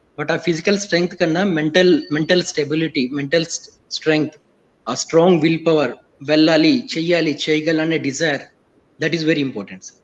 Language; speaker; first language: Telugu; native; Telugu